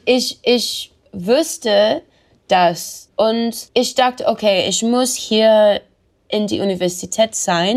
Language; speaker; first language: German; non-native, learner; English